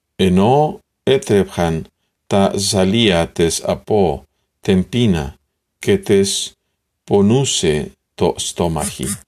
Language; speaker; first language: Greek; non-native, learner; Spanish